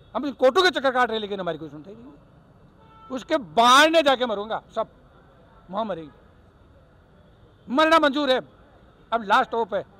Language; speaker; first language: Hindi; native; Hindi